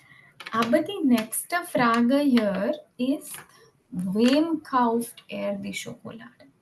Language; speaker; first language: German; non-native, fluent; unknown